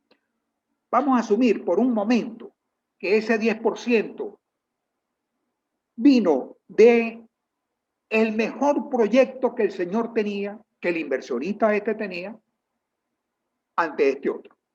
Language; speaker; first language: Spanish; native; Spanish